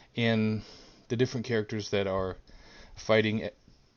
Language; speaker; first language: English; native; English